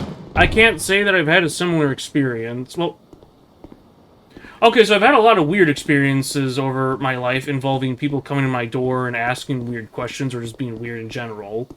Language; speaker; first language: English; native; English